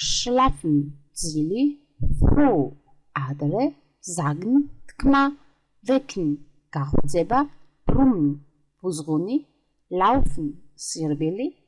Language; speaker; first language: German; non-native, fluent; Georgian